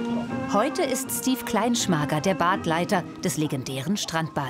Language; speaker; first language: German; native; German